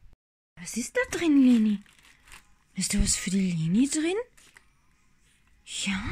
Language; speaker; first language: German; native; German